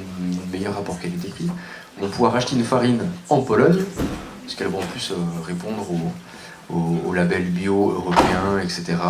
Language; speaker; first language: French; native; French